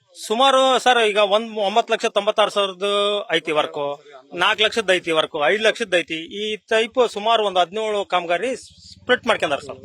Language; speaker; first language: Kannada; native; Kannada